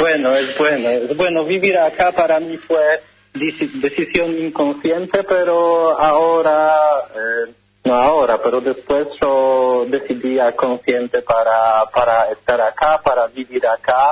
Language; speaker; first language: Spanish; non-native, learner; Polish